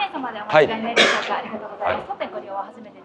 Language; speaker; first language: Japanese; native; Japanese